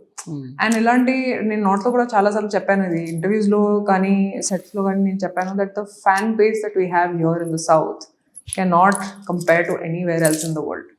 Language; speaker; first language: Telugu; non-native, local second language; Hindi